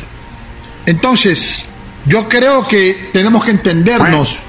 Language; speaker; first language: Spanish; native; Spanish